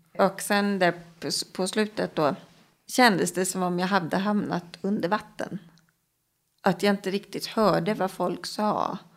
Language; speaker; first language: Swedish; native; Swedish